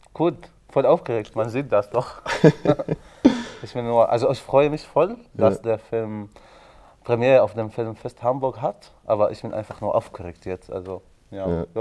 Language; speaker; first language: German; non-native, fluent; Arabic